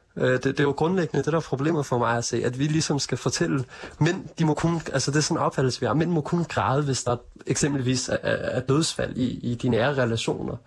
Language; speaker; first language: Danish; early bilingual, other home language; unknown